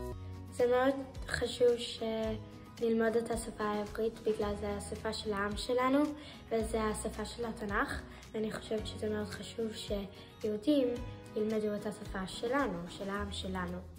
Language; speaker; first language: Hebrew; non-native, learner; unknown